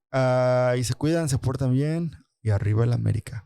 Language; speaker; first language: Spanish; early bilingual, other home language; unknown